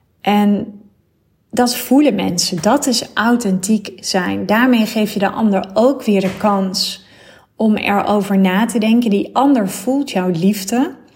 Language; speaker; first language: Dutch; native; Dutch